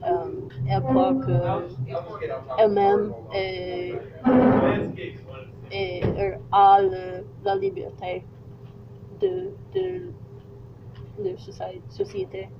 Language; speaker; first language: French; non-native, learner; English